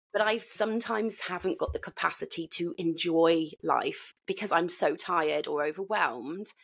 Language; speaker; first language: English; native; English